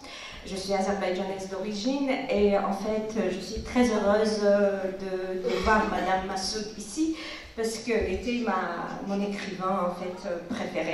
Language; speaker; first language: French; non-native, fluent; Azerbaijani